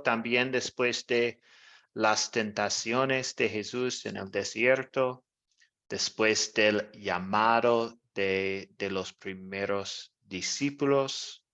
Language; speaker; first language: Spanish; non-native, fluent; English